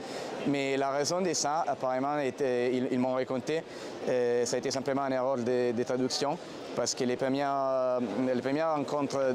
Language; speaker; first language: French; non-native, fluent; Italian